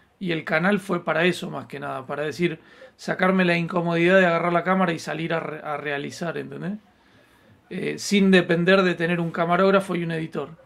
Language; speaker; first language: Spanish; native; Spanish